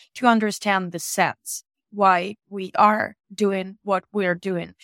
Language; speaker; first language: English; non-native, fluent; Ukrainian